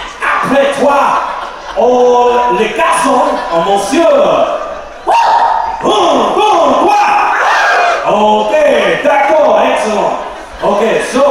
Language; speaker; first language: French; non-native, learner; English